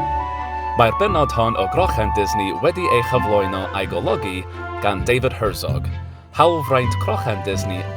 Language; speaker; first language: Welsh; non-native, fluent; English